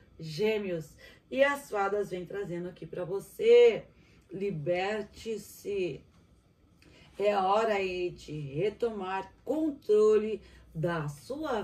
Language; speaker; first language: Portuguese; native; Portuguese